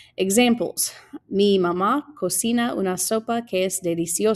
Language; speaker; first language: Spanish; non-native, fluent; English